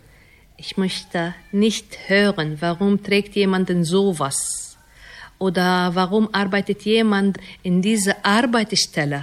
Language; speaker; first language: German; non-native, fluent; Arabic